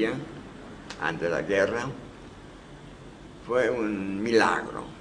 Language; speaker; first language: Spanish; non-native, fluent; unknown